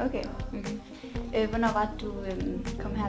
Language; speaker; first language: Danish; native; Danish